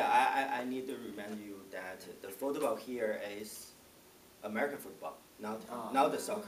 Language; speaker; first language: English; non-native, learner; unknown